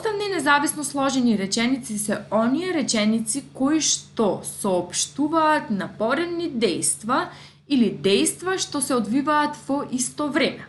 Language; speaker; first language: Macedonian; native; Macedonian